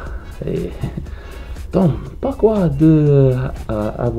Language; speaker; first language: French; non-native, learner; English